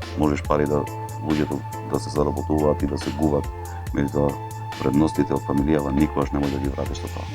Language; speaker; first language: Macedonian; non-native, local second language; Albanian